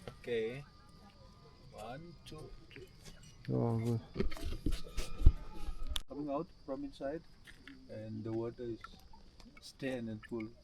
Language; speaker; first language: English; non-native, learner; Indonesian